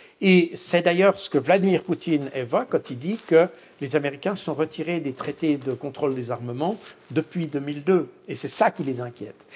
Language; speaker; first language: French; native; French